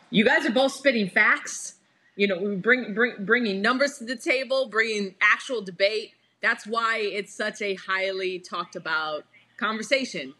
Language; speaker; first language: English; native; English